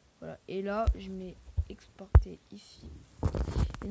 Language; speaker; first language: French; native; French